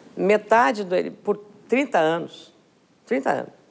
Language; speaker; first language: Portuguese; native; Portuguese